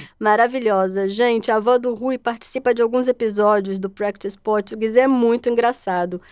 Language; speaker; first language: Portuguese; native; Portuguese